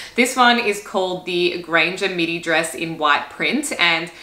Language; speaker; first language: English; native; English